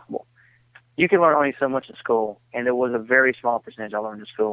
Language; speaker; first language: English; native; English